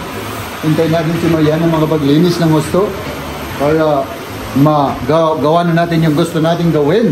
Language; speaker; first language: Filipino; native; Filipino